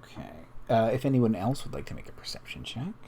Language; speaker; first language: English; native; English